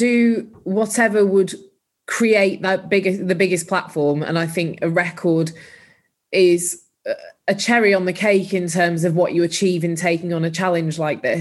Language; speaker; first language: English; native; English